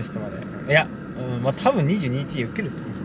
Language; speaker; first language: Japanese; native; Japanese